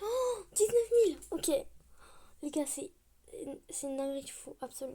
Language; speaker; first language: French; native; French